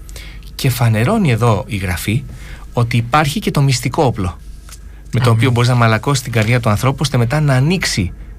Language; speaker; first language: Greek; native; Greek